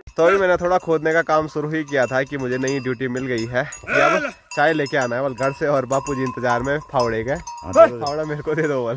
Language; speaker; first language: Hindi; native; Hindi